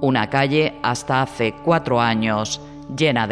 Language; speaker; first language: Spanish; native; Spanish